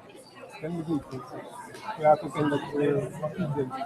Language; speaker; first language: Dutch; non-native, learner; Indonesian